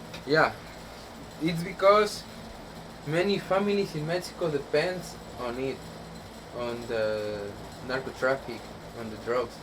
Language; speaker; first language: English; non-native, learner; Spanish